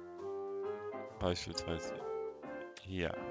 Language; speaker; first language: German; native; German